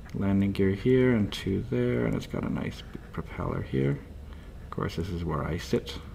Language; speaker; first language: English; native; English